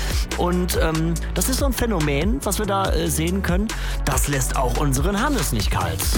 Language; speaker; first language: German; native; German